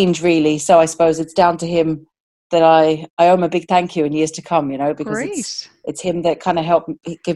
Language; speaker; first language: English; native; English